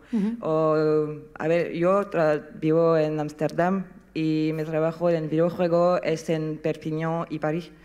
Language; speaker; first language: Spanish; non-native, learner; French